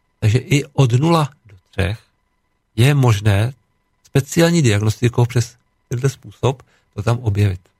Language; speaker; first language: Czech; native; Czech